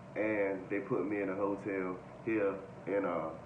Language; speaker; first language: English; native; English